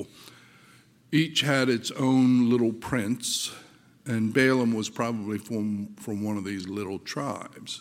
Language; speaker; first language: English; native; English